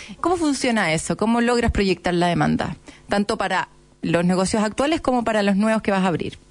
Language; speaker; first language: Spanish; native; Spanish